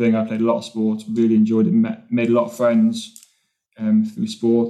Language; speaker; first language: English; native; English